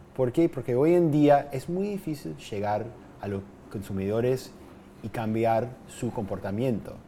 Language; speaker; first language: Spanish; non-native, fluent; English